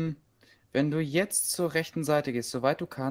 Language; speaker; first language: German; native; German